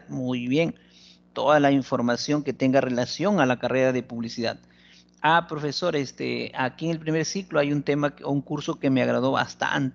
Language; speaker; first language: Spanish; native; Spanish